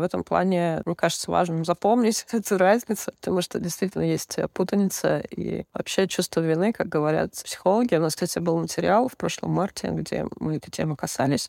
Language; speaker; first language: Russian; native; Russian